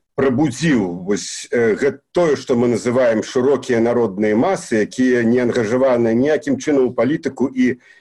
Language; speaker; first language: Belarusian; native; Belarusian